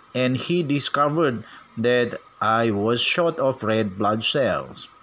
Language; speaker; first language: English; non-native, local second language; Malay